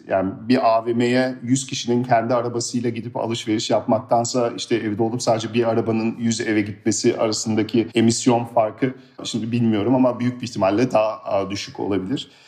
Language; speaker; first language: Turkish; early bilingual, heritage; Turkish